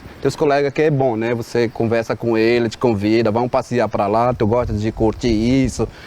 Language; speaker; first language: Portuguese; non-native, local second language; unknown